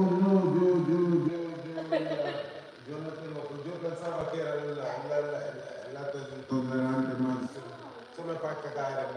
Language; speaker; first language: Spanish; non-native, learner; Portuguese